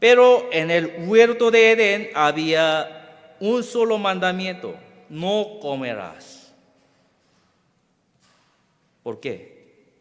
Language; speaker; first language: Spanish; non-native, fluent; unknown